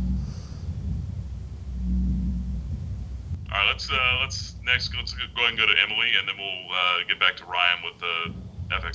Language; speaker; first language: English; native; English